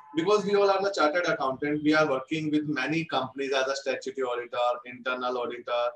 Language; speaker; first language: English; non-native, local second language; Hindi